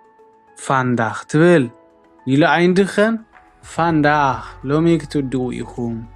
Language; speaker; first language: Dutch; non-native, fluent; Tigrinya